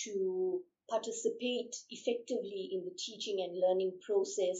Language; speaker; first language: English; non-native, local second language; Urdu